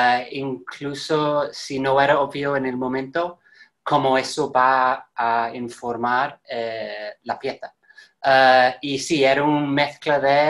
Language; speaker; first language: Spanish; non-native, fluent; English